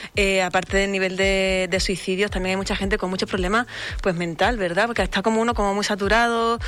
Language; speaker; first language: Spanish; native; Spanish